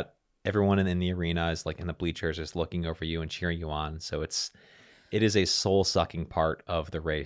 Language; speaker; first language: English; native; English